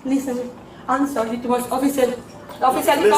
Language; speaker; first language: English; non-native, learner; Spanish